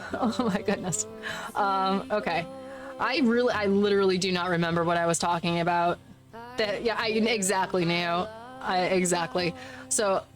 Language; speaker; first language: English; native; English